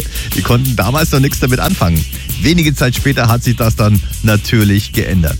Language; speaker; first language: German; native; German